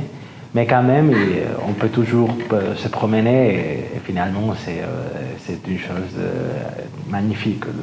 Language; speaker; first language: French; non-native, fluent; Spanish